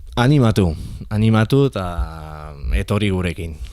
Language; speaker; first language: Basque; non-native, learner; French